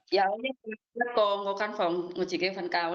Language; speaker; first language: Cantonese; non-native, learner; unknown